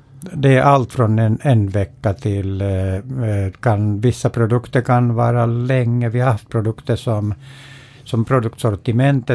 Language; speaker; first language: Swedish; non-native, fluent; Finnish